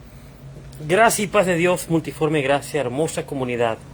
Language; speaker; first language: Spanish; native; Spanish